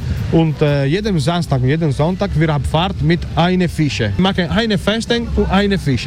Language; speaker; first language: German; non-native, learner; Italian